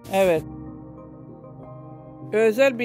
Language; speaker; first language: Turkish; non-native, learner; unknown